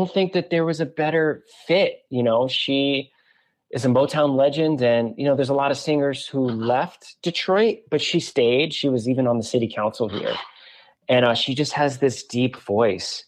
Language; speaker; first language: English; native; English